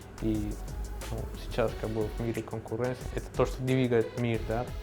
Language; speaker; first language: Russian; non-native, fluent; Spanish